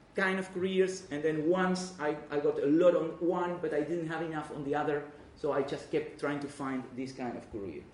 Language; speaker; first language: English; non-native, fluent; Spanish